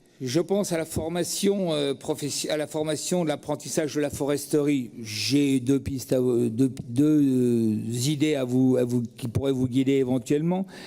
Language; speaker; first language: French; native; French